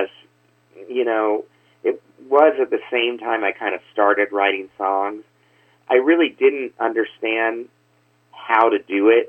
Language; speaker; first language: English; native; English